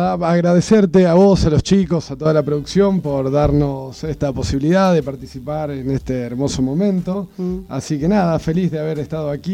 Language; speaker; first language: Spanish; native; Spanish